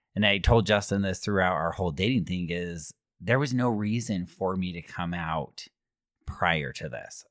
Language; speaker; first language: English; native; English